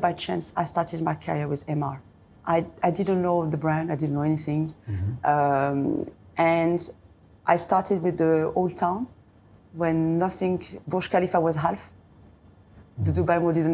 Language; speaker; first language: English; non-native, fluent; French